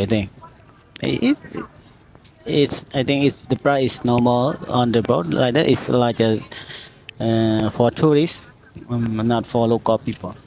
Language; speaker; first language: English; non-native, learner; Khmer